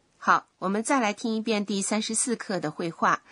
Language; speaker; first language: Chinese; native; Chinese